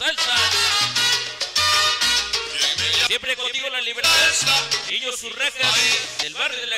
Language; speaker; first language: Spanish; native; Spanish